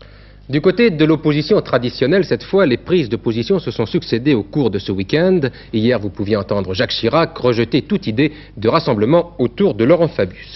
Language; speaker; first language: French; native; French